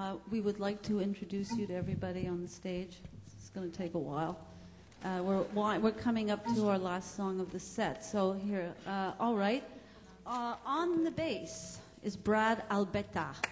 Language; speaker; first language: English; native; English